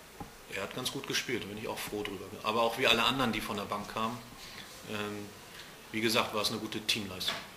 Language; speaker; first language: German; native; German